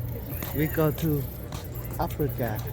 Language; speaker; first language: English; non-native, learner; Vietnamese